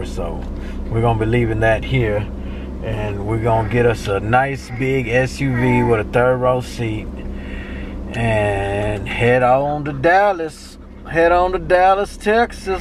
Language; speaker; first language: English; native; English